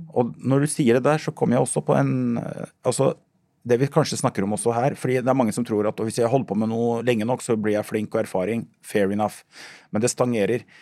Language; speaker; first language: Norwegian; early bilingual, other home language; Arabic